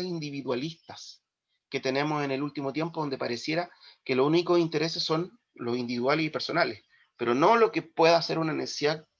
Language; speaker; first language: Spanish; native; Spanish